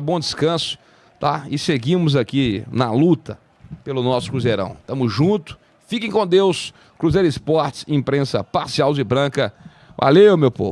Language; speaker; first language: Portuguese; native; Portuguese